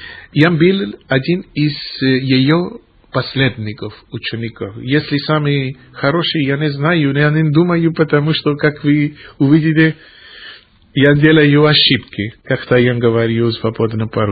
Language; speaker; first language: Russian; non-native, fluent; Greek